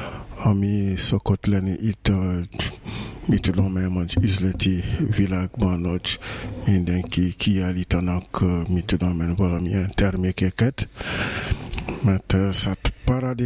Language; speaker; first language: Hungarian; non-native, fluent; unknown